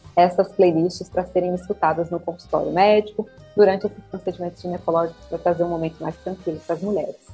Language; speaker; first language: Portuguese; native; Portuguese